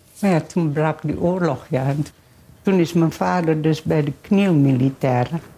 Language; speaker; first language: Dutch; early bilingual, other home language; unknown